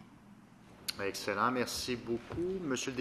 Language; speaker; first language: French; native; French